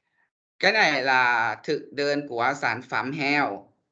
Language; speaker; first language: Vietnamese; non-native, learner; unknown